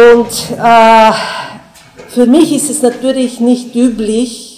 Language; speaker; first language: German; non-native, fluent; Bulgarian